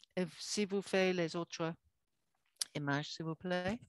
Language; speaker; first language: French; non-native, learner; English